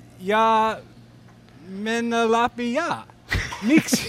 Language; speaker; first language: Finnish; non-native, learner; English